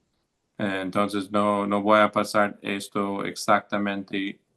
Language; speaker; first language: Spanish; non-native, fluent; English